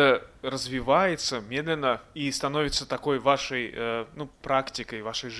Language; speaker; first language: Russian; native; Russian